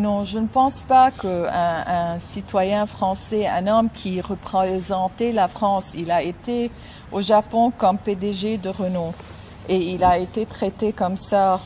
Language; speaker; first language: French; non-native, fluent; Arabic